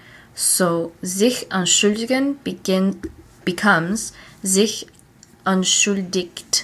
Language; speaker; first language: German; non-native, learner; English